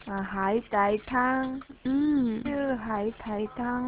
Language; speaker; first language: Chinese; non-native, learner; Korean